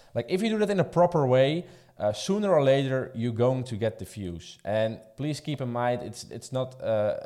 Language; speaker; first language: English; non-native, fluent; Dutch